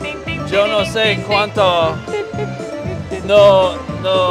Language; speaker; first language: Spanish; non-native, learner; English